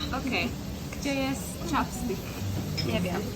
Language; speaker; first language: Polish; non-native, learner; Persian